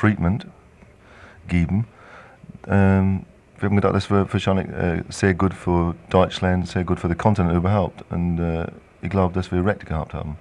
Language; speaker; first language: German; non-native, fluent; English